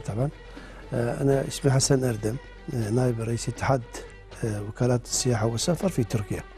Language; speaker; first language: Arabic; non-native, fluent; Turkish